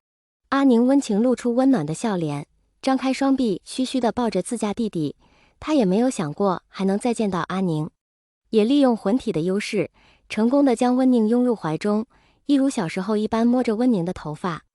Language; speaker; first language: Chinese; native; Chinese